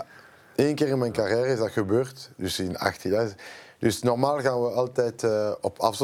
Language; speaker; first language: Dutch; non-native, local second language; French